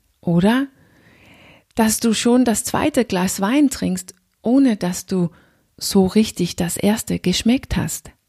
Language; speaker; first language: German; non-native, fluent; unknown